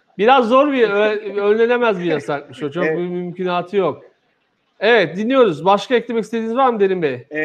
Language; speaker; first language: Turkish; native; Turkish